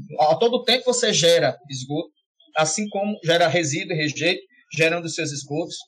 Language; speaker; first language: Portuguese; native; Portuguese